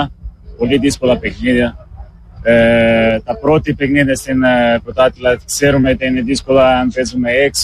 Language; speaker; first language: Greek; non-native, learner; Portuguese